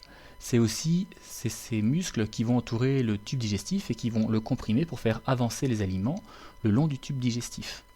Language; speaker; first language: French; native; French